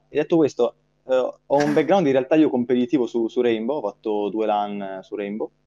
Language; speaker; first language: Italian; native; Italian